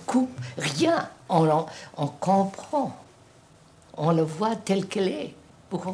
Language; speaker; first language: French; non-native, fluent; Telugu